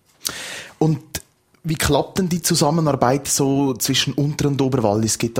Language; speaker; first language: German; native; German